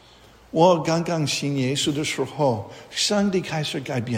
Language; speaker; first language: Chinese; non-native, fluent; English